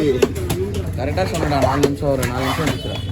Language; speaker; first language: Tamil; native; Tamil